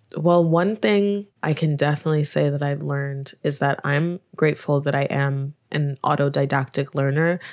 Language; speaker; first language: English; native; English